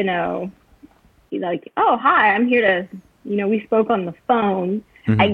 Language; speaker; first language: English; native; English